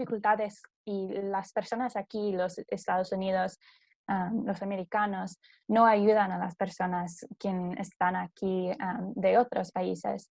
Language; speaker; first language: Spanish; non-native, learner; English